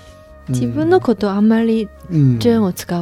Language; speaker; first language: Japanese; non-native, fluent; Chinese